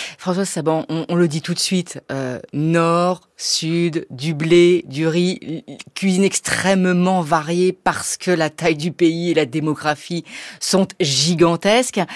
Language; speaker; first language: French; native; French